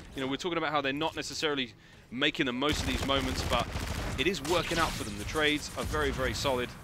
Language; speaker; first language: English; native; English